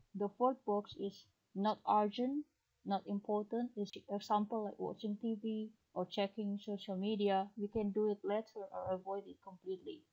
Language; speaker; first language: English; non-native, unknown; Indonesian